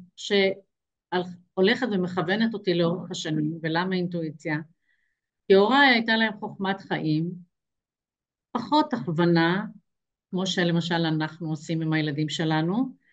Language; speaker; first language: Hebrew; native; Hebrew